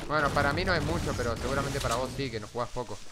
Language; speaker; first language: Spanish; native; Spanish